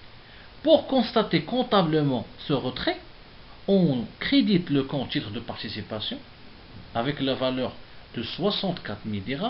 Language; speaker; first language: French; non-native, local second language; Arabic